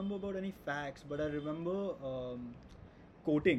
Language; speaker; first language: English; non-native, local second language; Hindi